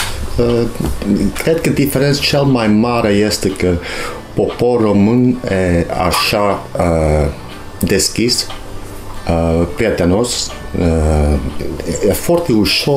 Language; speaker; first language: Romanian; non-native, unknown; Dutch